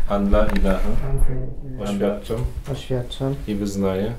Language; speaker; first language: Polish; non-native, fluent; Turkish